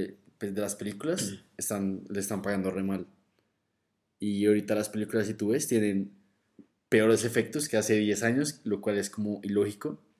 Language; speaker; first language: Spanish; native; Spanish